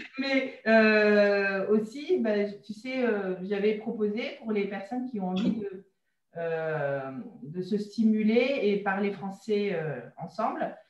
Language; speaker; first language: French; native; French